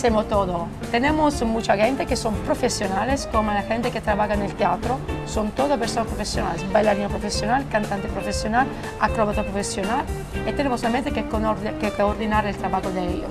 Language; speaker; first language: Spanish; non-native, fluent; Italian